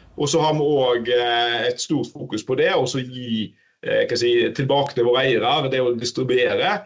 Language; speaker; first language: Norwegian; native; Norwegian